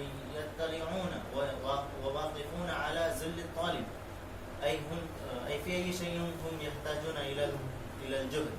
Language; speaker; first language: Arabic; non-native, learner; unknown